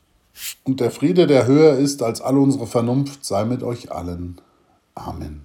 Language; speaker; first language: German; native; German